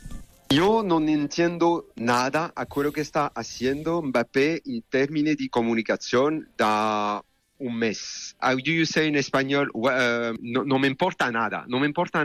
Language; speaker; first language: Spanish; non-native, learner; French